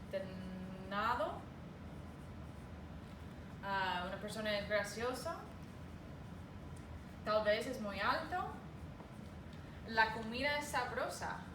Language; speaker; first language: Spanish; non-native, fluent; English